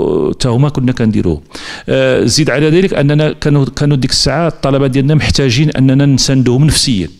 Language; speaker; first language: Arabic; native; Arabic